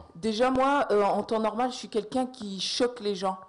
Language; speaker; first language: French; native; French